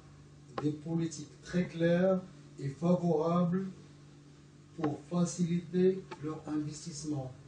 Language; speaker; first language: French; non-native, local second language; Arabic